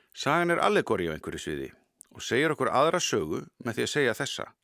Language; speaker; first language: Icelandic; native; Icelandic